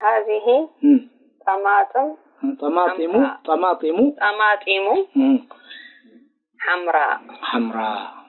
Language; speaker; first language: Arabic; non-native, learner; Tigrinya